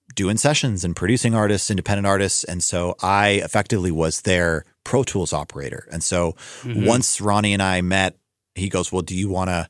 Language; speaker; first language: English; native; English